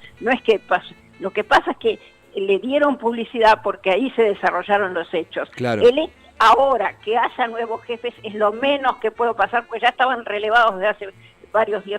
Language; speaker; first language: Spanish; native; Spanish